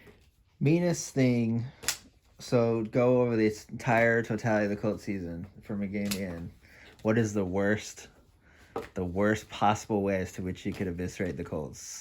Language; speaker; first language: English; native; English